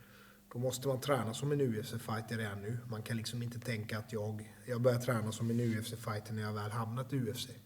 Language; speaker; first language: Swedish; native; Swedish